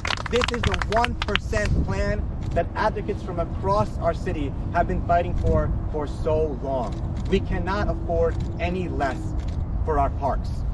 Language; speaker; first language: English; native; English